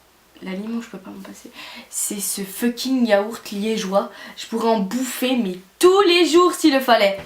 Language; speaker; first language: French; native; French